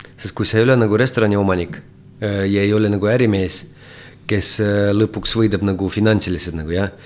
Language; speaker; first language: Estonian; non-native, local second language; Russian